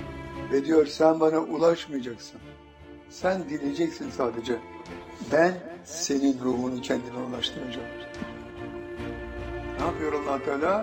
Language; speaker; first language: Turkish; native; Turkish